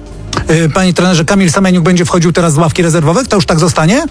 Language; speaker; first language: Polish; native; Polish